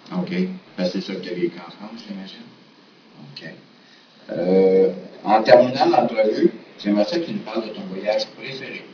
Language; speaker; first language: French; native; French